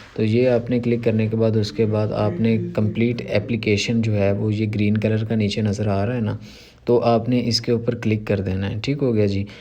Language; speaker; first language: Urdu; non-native, local second language; Punjabi